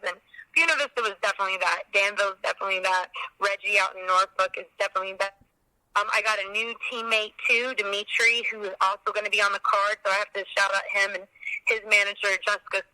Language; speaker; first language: English; native; English